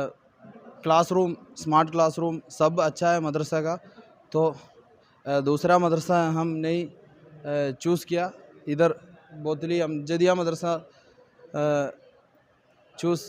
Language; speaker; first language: Hindi; non-native, learner; Malayalam